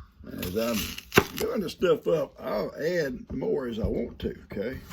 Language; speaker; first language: English; native; English